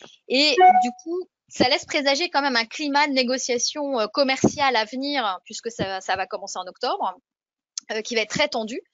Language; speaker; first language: French; native; French